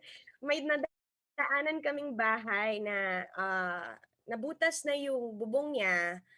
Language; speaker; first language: Filipino; native; Filipino